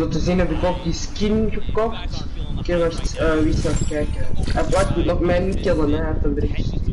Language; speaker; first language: Dutch; native; Dutch